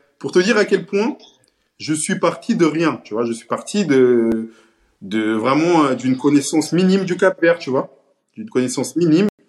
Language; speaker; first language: French; early bilingual, other home language; Kabuverdianu